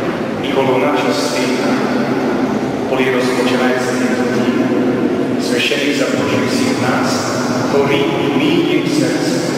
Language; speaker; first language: Ukrainian; non-native, local second language; Rusyn